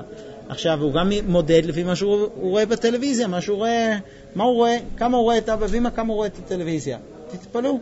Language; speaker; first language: Hebrew; native; Hebrew